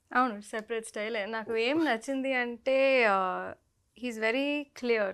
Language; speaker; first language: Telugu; non-native, local second language; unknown